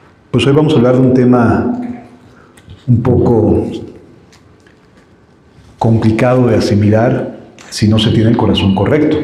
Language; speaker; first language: Spanish; native; Spanish